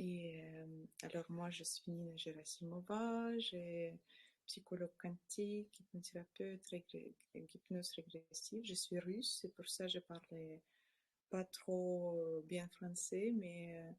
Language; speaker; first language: French; non-native, learner; Russian